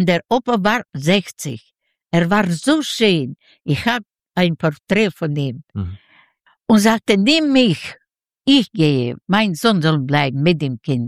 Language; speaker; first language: German; non-native, learner; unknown